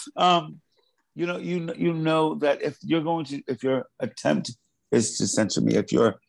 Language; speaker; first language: English; native; English